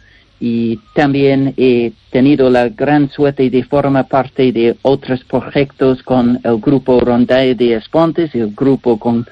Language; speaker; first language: Spanish; non-native, learner; English